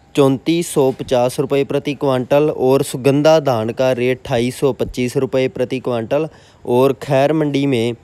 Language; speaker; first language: Hindi; non-native, local second language; Punjabi